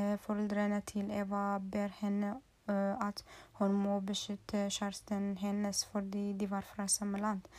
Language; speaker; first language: Swedish; non-native, learner; Norwegian